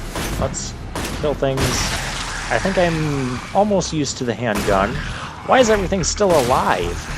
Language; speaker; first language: English; native; English